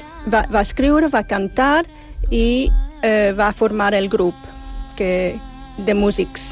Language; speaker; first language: Catalan; non-native, fluent; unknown